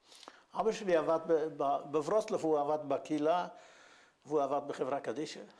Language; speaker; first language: Hebrew; non-native, fluent; Yiddish